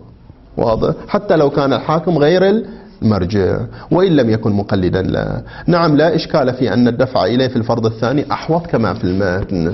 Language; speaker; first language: Arabic; native; Arabic